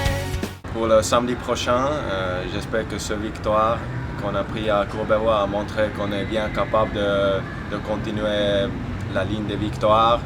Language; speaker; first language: French; non-native, fluent; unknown